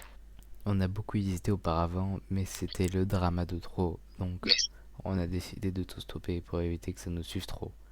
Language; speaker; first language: French; native; French